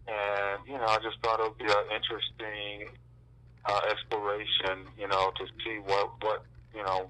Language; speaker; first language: English; native; English